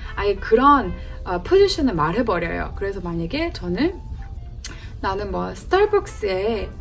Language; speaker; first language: Korean; early bilingual, heritage; Korean